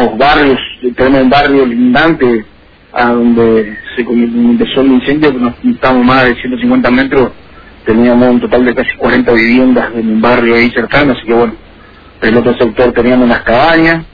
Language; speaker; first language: Spanish; native; Spanish